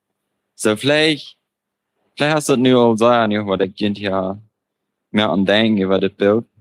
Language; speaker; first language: German; non-native, local second language; Plautdietsch